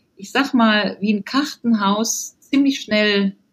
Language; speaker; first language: German; native; German